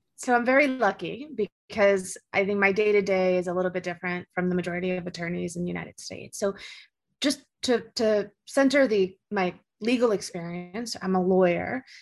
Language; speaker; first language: English; early bilingual, other home language; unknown